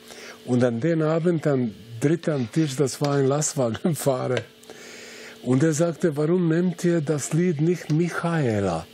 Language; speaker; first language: German; non-native, fluent; Serbian